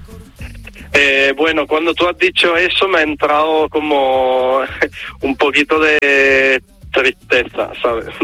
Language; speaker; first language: Spanish; non-native, fluent; Italian